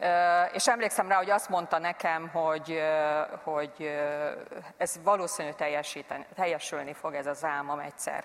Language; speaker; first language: Hungarian; native; Hungarian